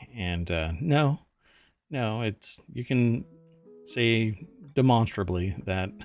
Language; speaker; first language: English; non-native, fluent; German